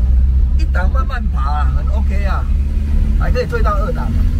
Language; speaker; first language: Chinese; native; Chinese